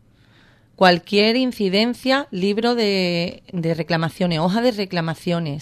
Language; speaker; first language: Spanish; native; Spanish